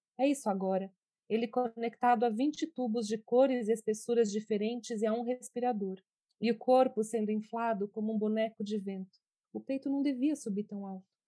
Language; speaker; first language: Portuguese; early bilingual, other home language; Spanish